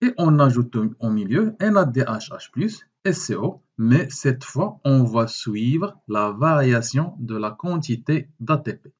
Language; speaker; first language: French; non-native, local second language; Arabic